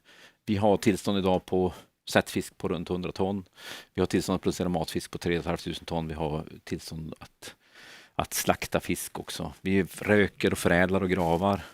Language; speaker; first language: Swedish; native; Swedish